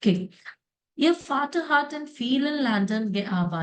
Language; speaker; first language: German; non-native, fluent; Malayalam